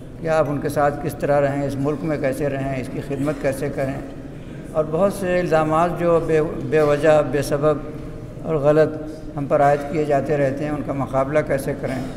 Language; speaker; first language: Urdu; native; Urdu